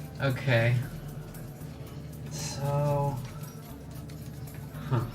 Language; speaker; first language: English; native; English